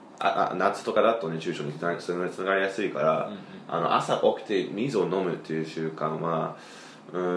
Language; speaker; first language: Japanese; non-native, fluent; English